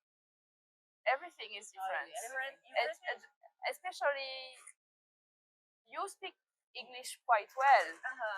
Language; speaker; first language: English; non-native, learner; French